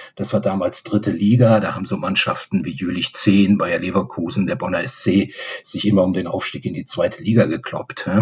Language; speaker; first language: German; native; German